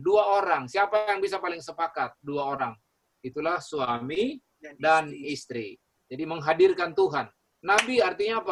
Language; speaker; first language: Indonesian; native; Indonesian